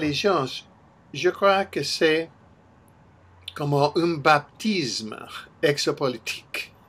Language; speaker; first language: French; non-native, learner; English